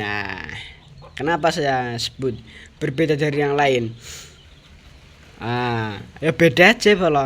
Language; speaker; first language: Indonesian; non-native, local second language; Javanese